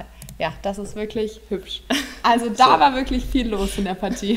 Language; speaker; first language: German; native; German